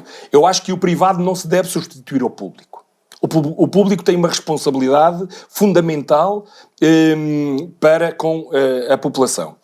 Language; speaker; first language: Portuguese; native; Portuguese